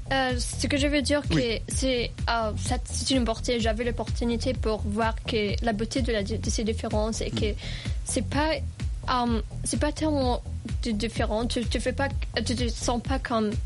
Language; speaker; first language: French; non-native, local second language; Arabic